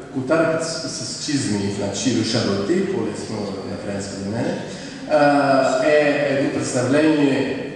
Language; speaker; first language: Bulgarian; non-native, fluent; French